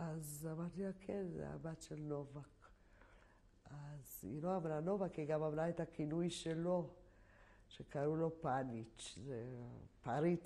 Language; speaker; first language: Hebrew; non-native, fluent; Polish